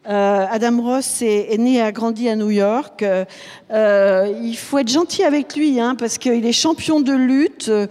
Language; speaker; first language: French; native; French